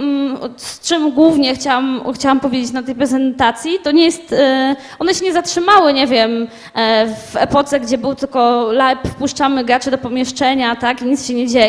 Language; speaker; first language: Polish; native; Polish